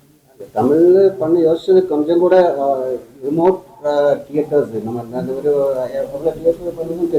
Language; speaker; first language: Tamil; non-native, learner; Malayalam